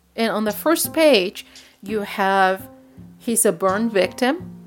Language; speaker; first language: English; non-native, fluent; Spanish